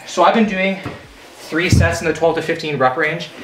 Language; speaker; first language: English; native; English